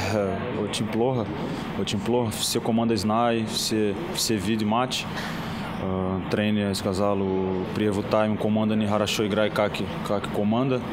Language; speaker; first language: Russian; non-native, learner; Portuguese